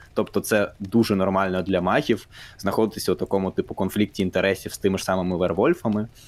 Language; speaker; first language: Ukrainian; non-native, local second language; Russian